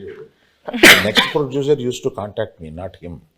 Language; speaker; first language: Telugu; native; Telugu